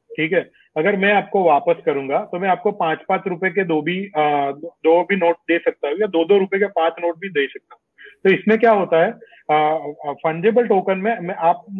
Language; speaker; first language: Hindi; non-native, local second language; Gujarati